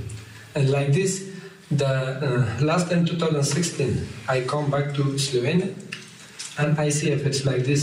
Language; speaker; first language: English; non-native, learner; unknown